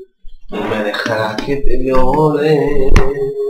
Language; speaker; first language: Spanish; native; Spanish